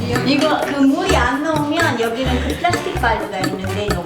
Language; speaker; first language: Korean; non-native, fluent; Italian